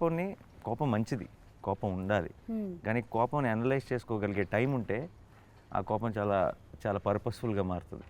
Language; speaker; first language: Telugu; native; Telugu